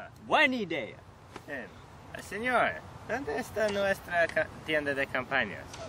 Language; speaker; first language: Spanish; non-native, learner; English